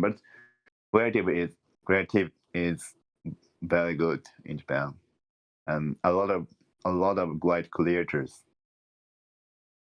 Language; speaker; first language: English; non-native, learner; Japanese